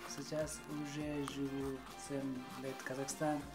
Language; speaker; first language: Russian; non-native, learner; Malayalam